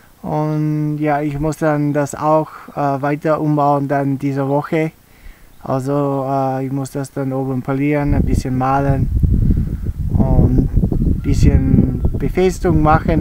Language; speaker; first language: German; early bilingual, heritage; English